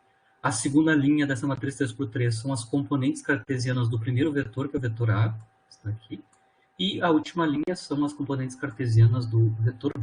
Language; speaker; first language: Portuguese; native; Portuguese